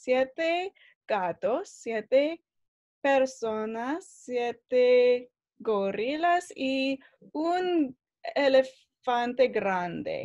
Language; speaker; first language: Spanish; non-native, learner; English